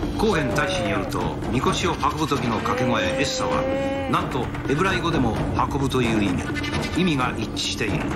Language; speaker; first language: Japanese; native; Japanese